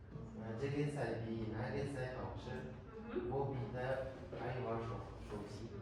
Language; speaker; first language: Chinese; non-native, learner; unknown